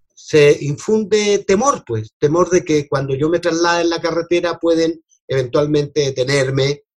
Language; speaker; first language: Spanish; native; Spanish